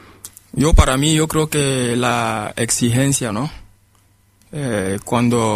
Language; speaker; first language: Spanish; non-native, fluent; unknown